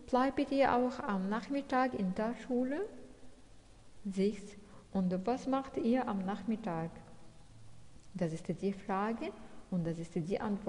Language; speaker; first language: German; non-native, fluent; Arabic